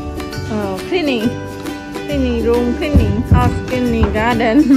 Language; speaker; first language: English; non-native, learner; Khmer